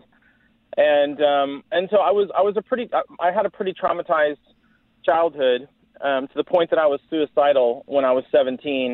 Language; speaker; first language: English; native; English